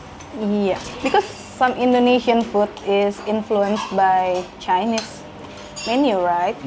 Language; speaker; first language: English; non-native, fluent; Indonesian